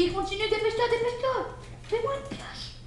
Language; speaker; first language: French; native; French